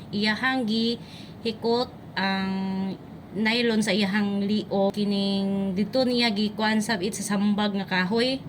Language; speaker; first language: Cebuano; native; Cebuano